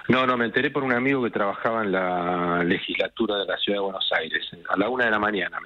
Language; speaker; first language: Spanish; native; Spanish